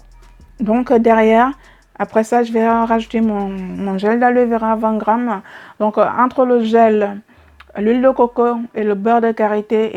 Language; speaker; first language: French; native; French